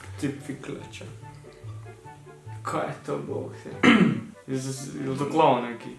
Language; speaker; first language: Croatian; early bilingual, heritage; Croatian